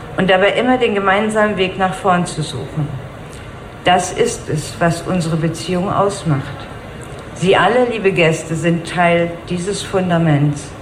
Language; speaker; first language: German; native; German